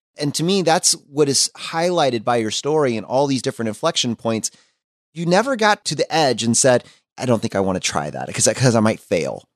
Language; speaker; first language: English; native; English